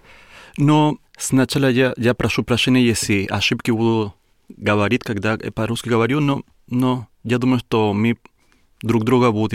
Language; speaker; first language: Russian; non-native, learner; Spanish